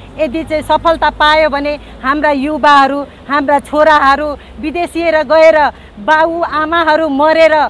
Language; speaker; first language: Nepali; native; Nepali